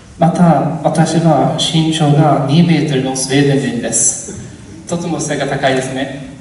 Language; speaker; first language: Japanese; non-native, learner; Swedish